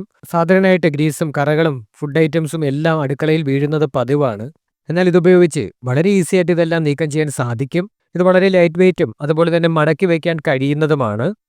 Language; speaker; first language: Malayalam; native; Malayalam